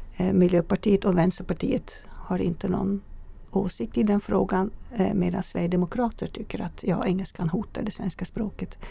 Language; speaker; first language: Swedish; native; Swedish